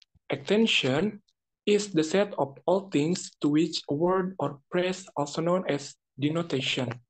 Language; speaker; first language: English; non-native, learner; Indonesian